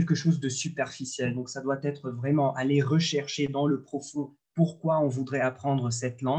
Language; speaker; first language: French; non-native, local second language; Arabic